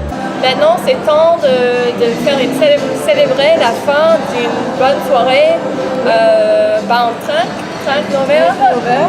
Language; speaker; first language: French; non-native, learner; English